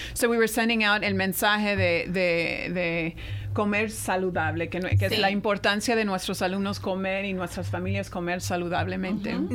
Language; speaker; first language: Spanish; early bilingual, other home language; English